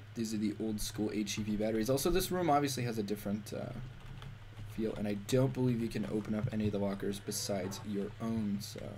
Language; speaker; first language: English; native; English